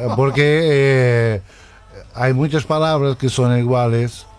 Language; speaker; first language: Spanish; non-native, fluent; Portuguese